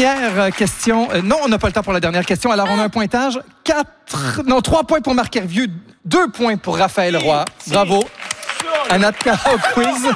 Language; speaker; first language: French; native; French